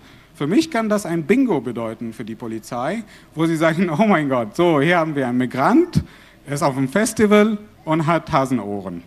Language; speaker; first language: German; non-native, fluent; Arabic